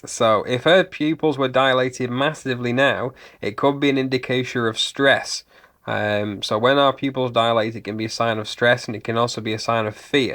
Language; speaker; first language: English; native; English